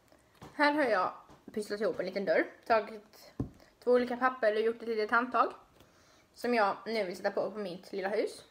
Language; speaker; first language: Swedish; native; Swedish